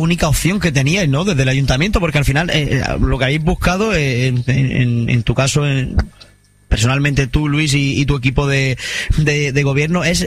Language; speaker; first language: Spanish; native; Spanish